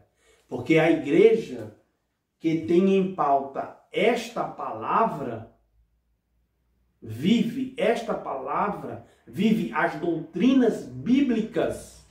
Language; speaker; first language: Portuguese; native; Portuguese